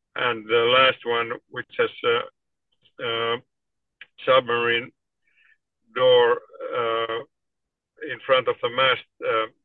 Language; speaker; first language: English; non-native, fluent; Finnish